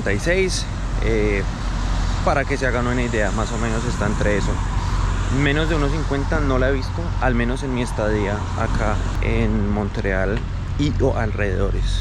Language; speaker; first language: Spanish; native; Spanish